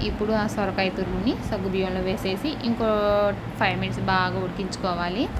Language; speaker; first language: Telugu; non-native, local second language; Urdu